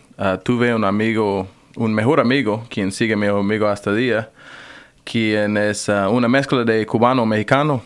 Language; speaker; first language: Spanish; non-native, fluent; English